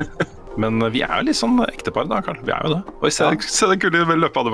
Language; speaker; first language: Norwegian; native; Norwegian